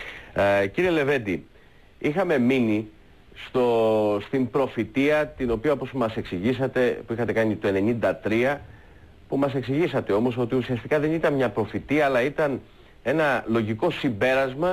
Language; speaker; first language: Greek; native; Greek